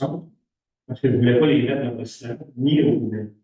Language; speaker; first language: French; native; French